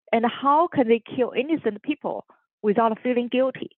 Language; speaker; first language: English; non-native, fluent; Chinese